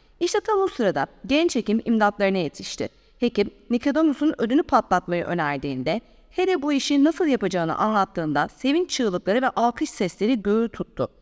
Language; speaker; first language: Turkish; native; Turkish